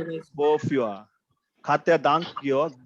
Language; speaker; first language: German; non-native, fluent; Hindi